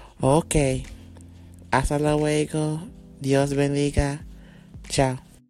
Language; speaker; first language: Spanish; non-native, learner; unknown